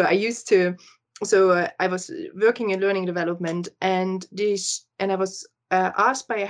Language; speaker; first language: English; non-native, fluent; German